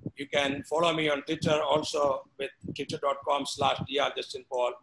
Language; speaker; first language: English; non-native, local second language; Malayalam